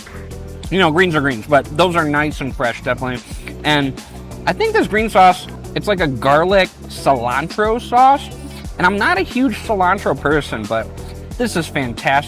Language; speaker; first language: English; native; English